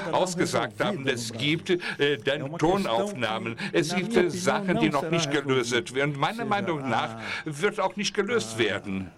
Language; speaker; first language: German; non-native, fluent; Portuguese